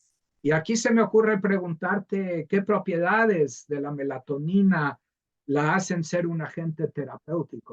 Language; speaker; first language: Spanish; native; Spanish